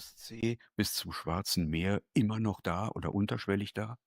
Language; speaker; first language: German; native; German